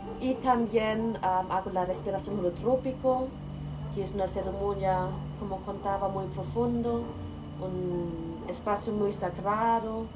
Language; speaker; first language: Spanish; non-native, learner; German